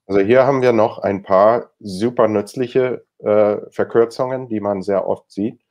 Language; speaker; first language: German; non-native, fluent; English